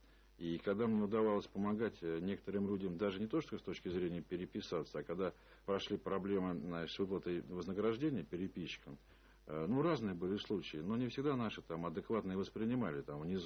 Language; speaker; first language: Russian; native; Russian